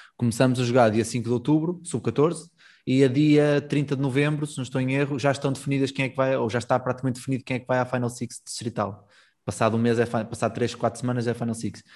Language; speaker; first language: Portuguese; native; Portuguese